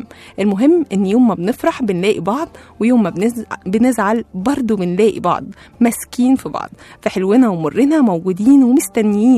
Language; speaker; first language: Arabic; native; Arabic